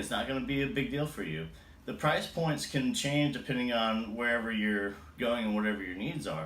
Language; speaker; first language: English; native; English